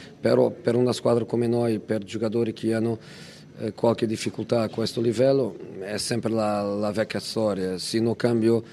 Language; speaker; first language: Italian; non-native, fluent; Portuguese